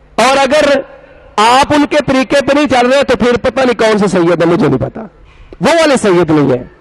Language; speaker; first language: Urdu; non-native, local second language; Punjabi